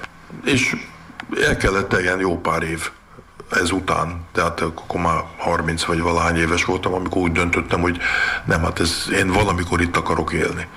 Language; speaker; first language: Hungarian; early bilingual, heritage; Hungarian